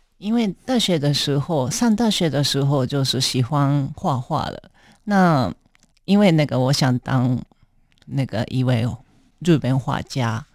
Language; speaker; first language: Chinese; non-native, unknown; Japanese